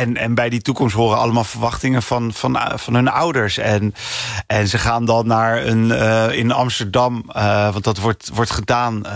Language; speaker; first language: Dutch; early bilingual, other home language; Punjabi